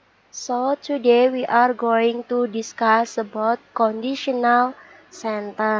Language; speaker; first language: English; non-native, learner; Indonesian